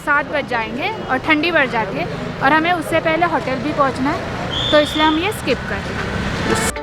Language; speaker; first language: Hindi; non-native, local second language; Marathi